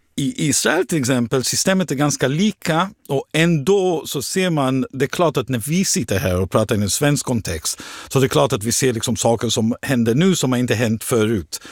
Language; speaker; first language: Swedish; non-native, fluent; Hebrew